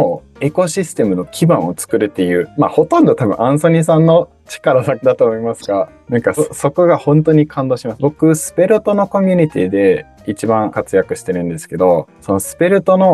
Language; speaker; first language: Japanese; native; Japanese